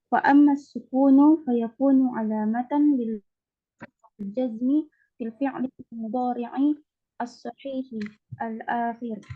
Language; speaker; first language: Arabic; non-native, learner; Indonesian